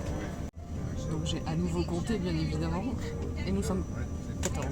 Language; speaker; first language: French; native; French